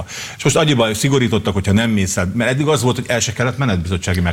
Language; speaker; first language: Hungarian; native; Hungarian